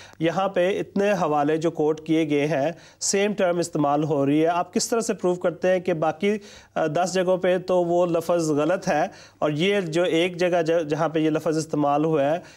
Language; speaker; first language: Urdu; non-native, local second language; Punjabi